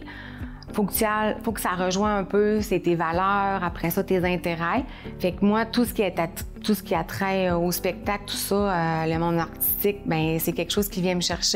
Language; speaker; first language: French; native; French